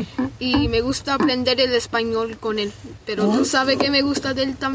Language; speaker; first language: Spanish; early bilingual, other home language; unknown